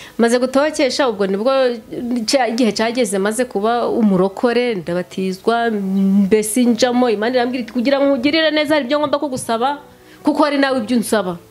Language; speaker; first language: Kinyarwanda; native; Kinyarwanda